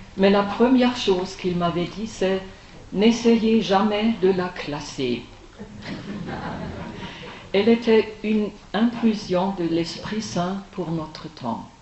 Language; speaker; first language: French; non-native, fluent; German